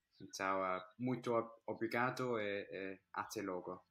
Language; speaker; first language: Portuguese; non-native, learner; English